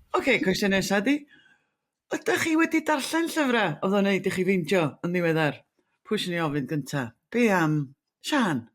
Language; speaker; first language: Welsh; native; Welsh